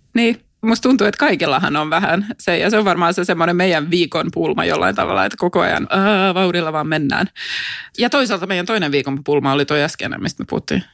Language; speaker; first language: Finnish; non-native, local second language; Swedish